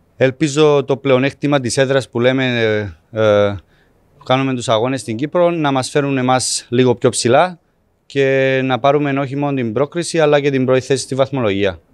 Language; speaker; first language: Greek; non-native, fluent; Serbian